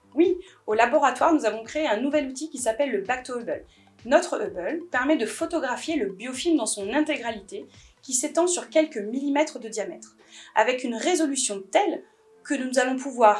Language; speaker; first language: French; native; French